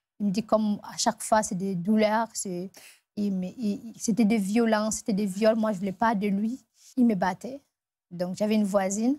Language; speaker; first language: French; non-native, local second language; Fula